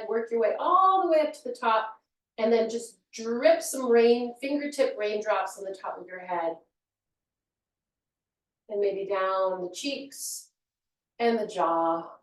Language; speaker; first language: English; native; English